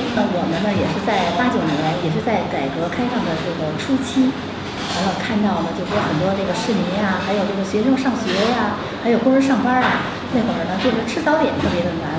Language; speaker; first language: Chinese; native; Chinese